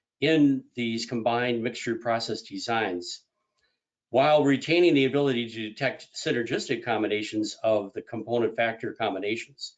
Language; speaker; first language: English; native; English